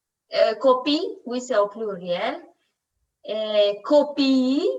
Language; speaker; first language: French; non-native, learner; Romanian